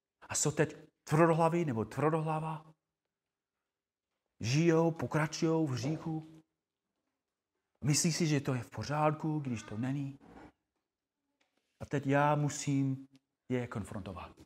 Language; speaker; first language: Czech; non-native, fluent; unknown